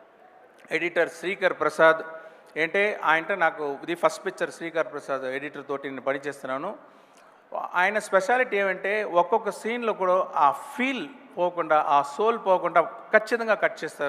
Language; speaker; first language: Telugu; non-native, learner; Tamil